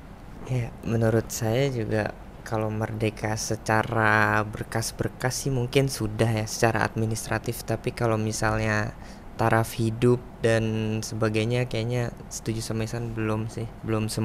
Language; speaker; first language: Indonesian; native; Indonesian